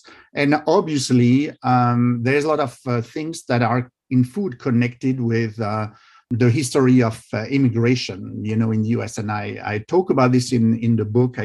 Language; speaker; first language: English; non-native, fluent; French